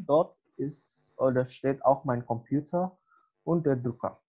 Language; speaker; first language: German; non-native, fluent; Indonesian